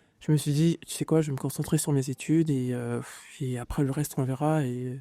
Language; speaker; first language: French; early bilingual, other home language; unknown